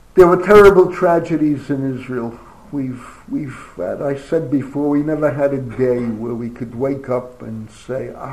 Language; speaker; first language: English; native; English